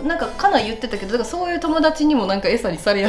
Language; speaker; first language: Japanese; native; Japanese